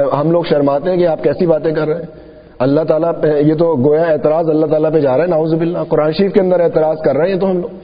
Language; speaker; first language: Urdu; non-native, local second language; Sindhi